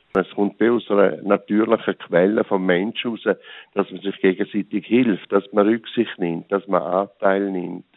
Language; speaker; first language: German; native; German